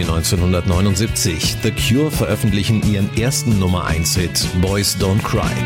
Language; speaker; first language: German; native; German